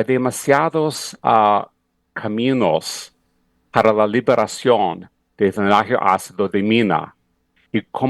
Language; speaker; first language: Spanish; non-native, fluent; English